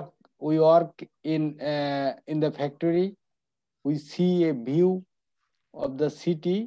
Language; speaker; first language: English; non-native, learner; Bangla